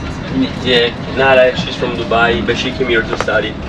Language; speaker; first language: English; non-native, fluent; Italian